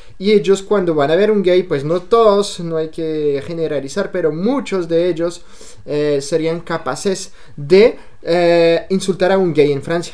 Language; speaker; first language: Spanish; non-native, fluent; French